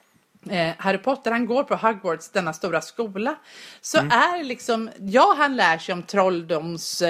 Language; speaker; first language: Swedish; native; Swedish